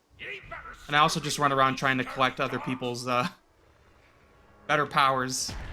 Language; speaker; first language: English; native; English